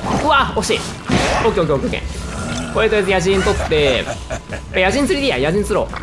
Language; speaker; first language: Japanese; native; Japanese